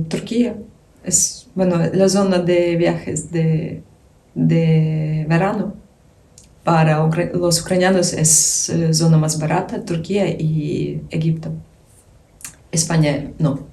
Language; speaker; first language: Spanish; non-native, fluent; Ukrainian